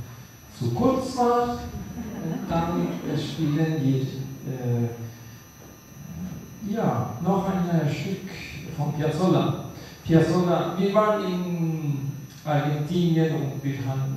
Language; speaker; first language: German; non-native, fluent; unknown